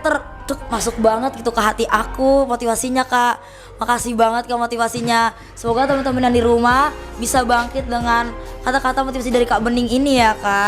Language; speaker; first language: Indonesian; native; Indonesian